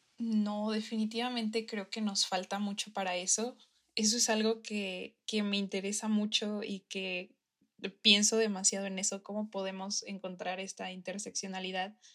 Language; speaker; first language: Spanish; native; Spanish